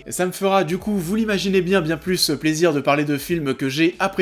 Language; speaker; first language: French; native; French